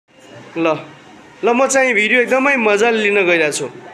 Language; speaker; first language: Nepali; non-native, local second language; Maithili